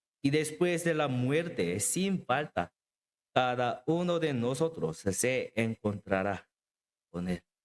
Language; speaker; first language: Spanish; non-native, learner; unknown